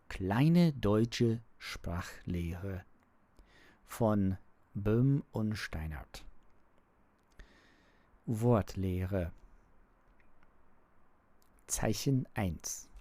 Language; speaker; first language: German; non-native, learner; English